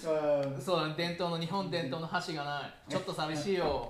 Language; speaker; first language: Japanese; native; Japanese